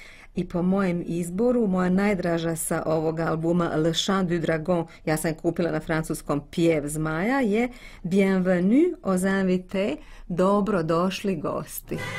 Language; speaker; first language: Bosnian; native; Bosnian